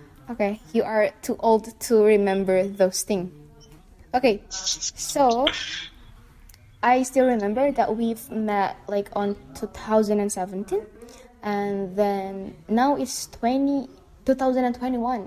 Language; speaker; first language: English; non-native, fluent; Indonesian